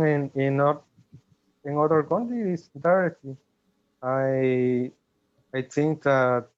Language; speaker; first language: English; non-native, learner; Spanish